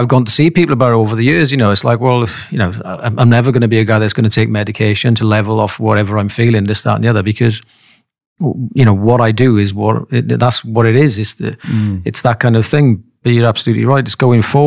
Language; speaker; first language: English; native; English